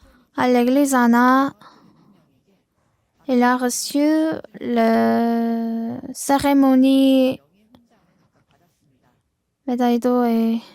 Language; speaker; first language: French; non-native, learner; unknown